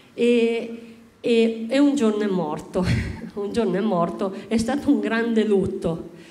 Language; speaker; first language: Italian; native; Italian